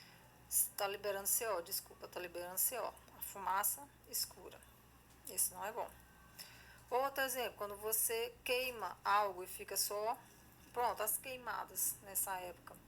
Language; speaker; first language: Portuguese; native; Portuguese